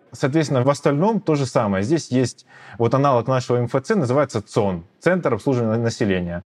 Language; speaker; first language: Russian; native; Russian